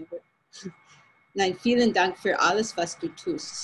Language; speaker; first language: German; non-native, fluent; English